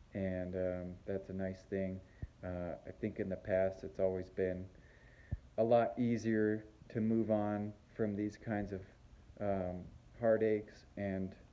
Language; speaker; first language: English; native; English